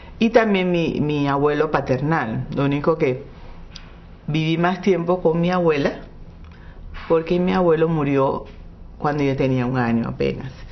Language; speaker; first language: Spanish; non-native, local second language; English